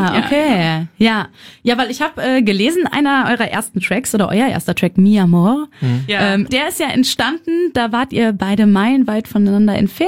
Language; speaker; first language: German; native; German